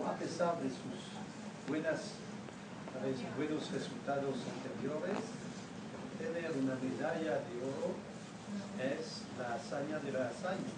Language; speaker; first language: Spanish; non-native, fluent; French